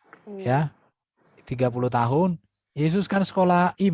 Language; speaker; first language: Indonesian; native; Indonesian